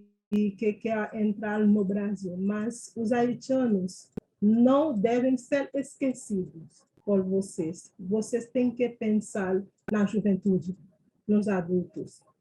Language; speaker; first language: Portuguese; non-native, fluent; Haitian Creole